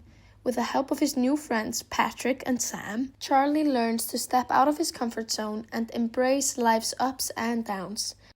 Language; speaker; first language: English; non-native, learner; Icelandic